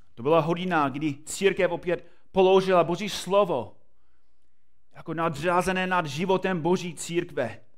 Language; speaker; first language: Czech; non-native, fluent; English